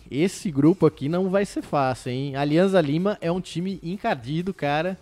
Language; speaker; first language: Portuguese; native; Portuguese